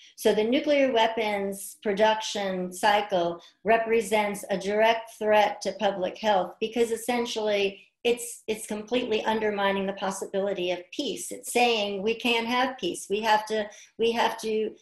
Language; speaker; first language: English; native; English